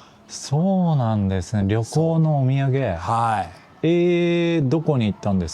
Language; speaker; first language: Japanese; non-native, fluent; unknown